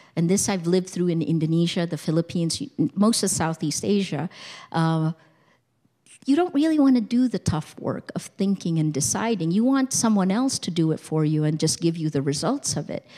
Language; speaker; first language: English; early bilingual, other home language; Filipino